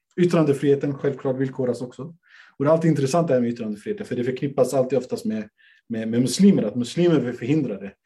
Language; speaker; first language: Swedish; native; Swedish